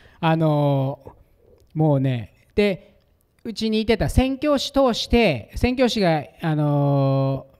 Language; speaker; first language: Japanese; native; Japanese